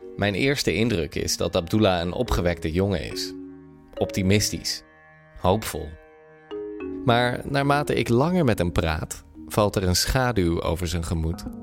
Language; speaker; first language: Dutch; native; Dutch